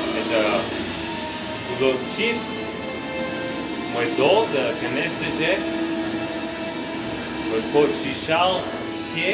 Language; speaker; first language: Russian; non-native, learner; English